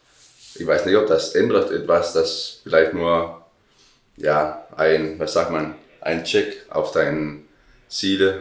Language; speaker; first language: German; non-native, learner; Danish